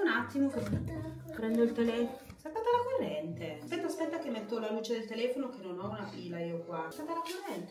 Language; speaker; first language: Italian; native; Italian